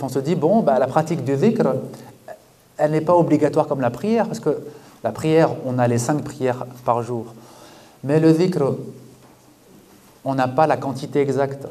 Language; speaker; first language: French; native; French